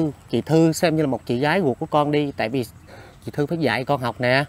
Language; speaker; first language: Vietnamese; native; Vietnamese